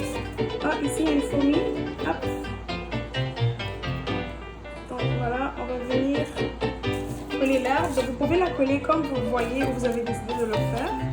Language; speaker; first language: French; native; French